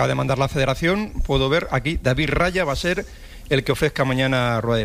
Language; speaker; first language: Spanish; native; Spanish